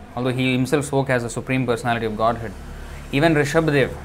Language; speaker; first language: English; non-native, local second language; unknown